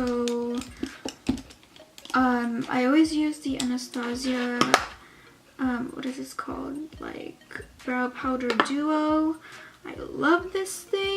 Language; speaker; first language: English; native; English